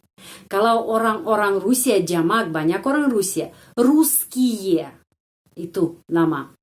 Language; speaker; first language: Indonesian; non-native, fluent; Russian